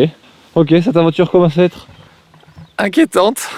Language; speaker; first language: French; native; French